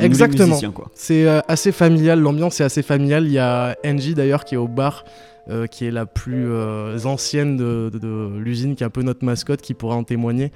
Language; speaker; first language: French; native; French